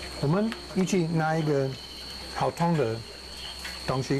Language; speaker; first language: Chinese; non-native, learner; English